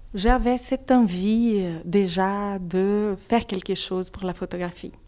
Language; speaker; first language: French; non-native, fluent; Portuguese